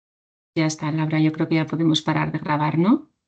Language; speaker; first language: Spanish; native; Spanish